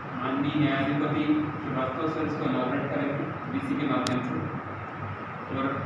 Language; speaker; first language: Hindi; native; Hindi